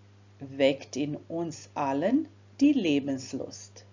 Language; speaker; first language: German; non-native, fluent; Croatian